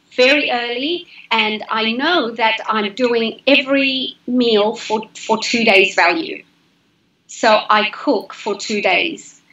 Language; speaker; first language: English; native; English